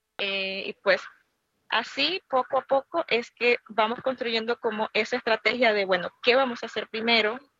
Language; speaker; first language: Spanish; native; Spanish